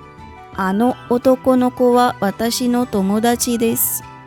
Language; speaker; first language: Japanese; non-native, fluent; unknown